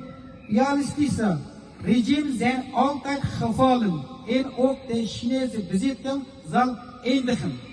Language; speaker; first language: Dutch; non-native, fluent; Uyghur